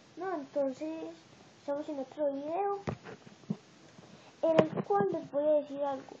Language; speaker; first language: Spanish; native; Spanish